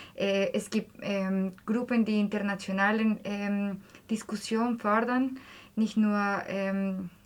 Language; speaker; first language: German; non-native, fluent; Spanish